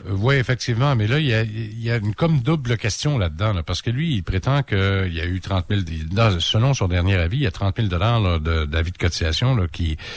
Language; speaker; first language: French; native; French